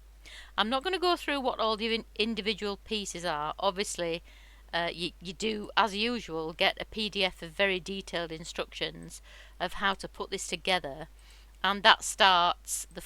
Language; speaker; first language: English; native; English